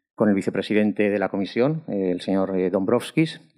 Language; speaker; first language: Spanish; non-native, local second language; Catalan